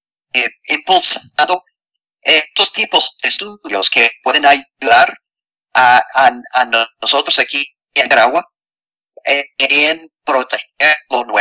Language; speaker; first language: Spanish; non-native, fluent; English